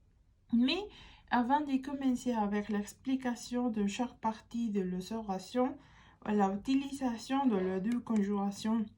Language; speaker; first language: French; non-native, fluent; Spanish